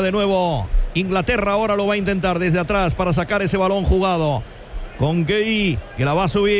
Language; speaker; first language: Spanish; native; Spanish